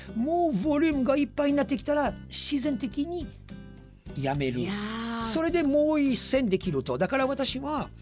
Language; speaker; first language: Japanese; non-native, fluent; French